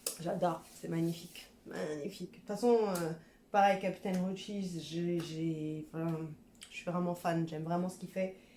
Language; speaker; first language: French; native; French